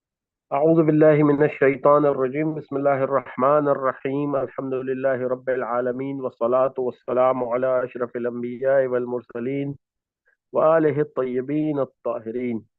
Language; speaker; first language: Arabic; non-native, fluent; Urdu